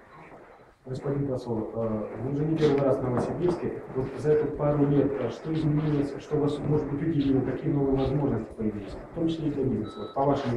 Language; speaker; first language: Russian; native; Russian